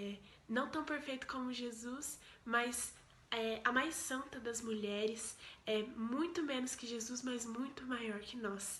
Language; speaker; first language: Portuguese; native; Portuguese